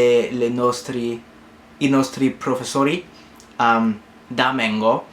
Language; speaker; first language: Italian; non-native, learner; English